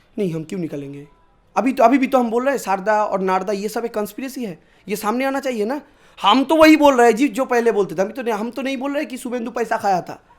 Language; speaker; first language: Hindi; non-native, local second language; Bangla